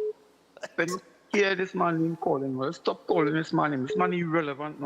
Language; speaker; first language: English; native; English